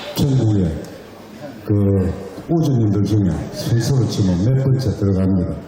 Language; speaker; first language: Korean; native; Korean